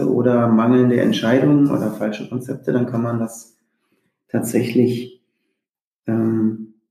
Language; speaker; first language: German; native; German